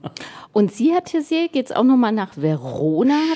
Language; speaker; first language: German; native; German